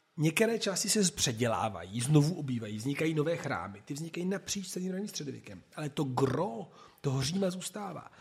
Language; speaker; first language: Czech; non-native, fluent; Italian